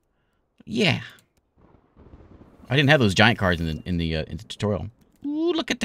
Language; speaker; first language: English; native; English